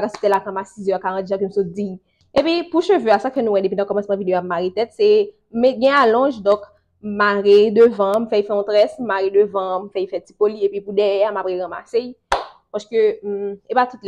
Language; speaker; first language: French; non-native, local second language; Haitian Creole